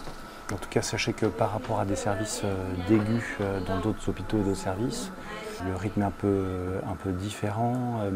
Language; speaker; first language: French; native; French